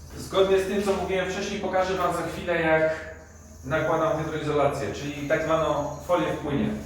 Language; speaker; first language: Polish; native; Polish